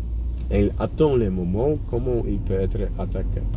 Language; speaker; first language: French; non-native, learner; Polish